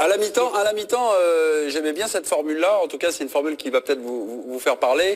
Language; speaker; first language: French; native; French